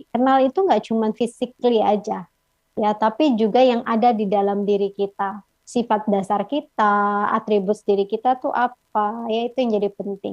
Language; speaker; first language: Indonesian; native; Indonesian